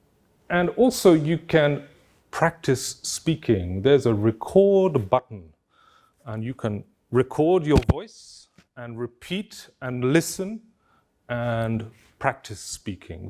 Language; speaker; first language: English; non-native, fluent; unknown